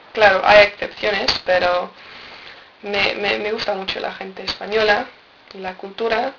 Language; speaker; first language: Spanish; non-native, fluent; English